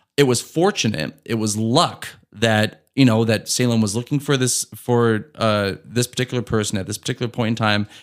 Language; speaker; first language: English; native; English